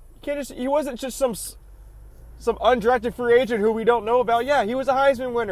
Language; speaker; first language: English; native; English